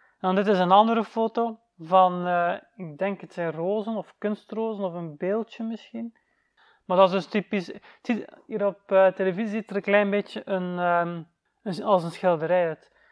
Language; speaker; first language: Dutch; native; Dutch